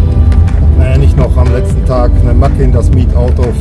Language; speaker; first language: German; native; German